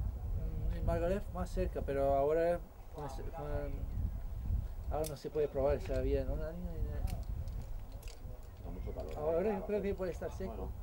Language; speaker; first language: Spanish; non-native, fluent; English